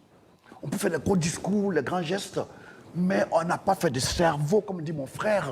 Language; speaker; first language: French; non-native, local second language; Dyula